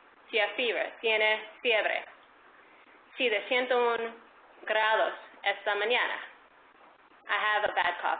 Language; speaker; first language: Spanish; early bilingual, heritage; Spanish